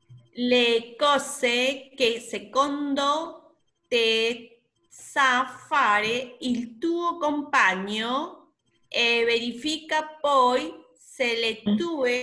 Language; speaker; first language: Italian; non-native, learner; Spanish